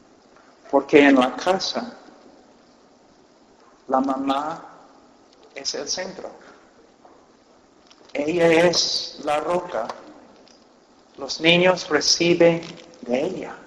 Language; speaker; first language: Spanish; non-native, fluent; English